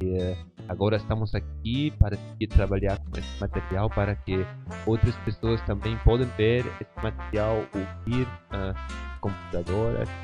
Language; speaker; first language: Portuguese; non-native, fluent; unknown